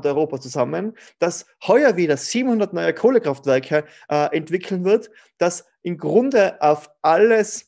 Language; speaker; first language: German; native; German